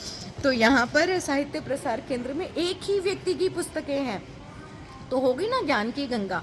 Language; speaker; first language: Hindi; native; Hindi